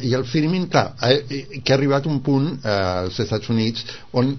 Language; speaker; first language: Catalan; non-native, fluent; Spanish